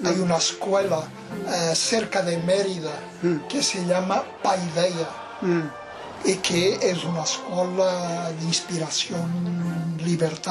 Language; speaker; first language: Spanish; non-native, fluent; Portuguese